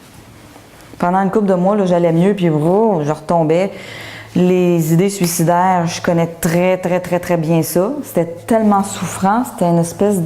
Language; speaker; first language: French; native; French